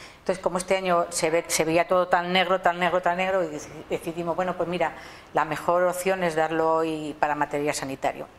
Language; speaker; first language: Spanish; native; Spanish